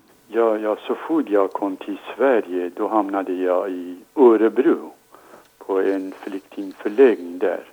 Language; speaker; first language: Swedish; non-native, fluent; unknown